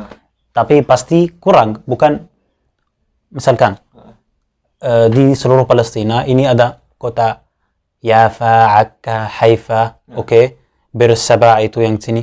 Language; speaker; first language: Indonesian; non-native, fluent; Arabic